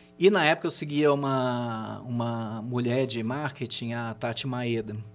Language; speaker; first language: Portuguese; native; Portuguese